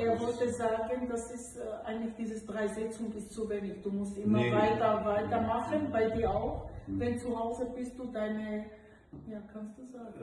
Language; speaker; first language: German; non-native, learner; Armenian